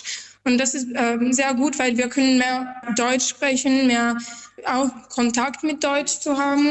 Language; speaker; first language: German; non-native, learner; Albanian